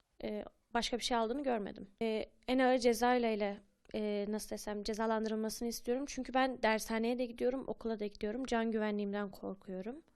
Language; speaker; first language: Turkish; native; Turkish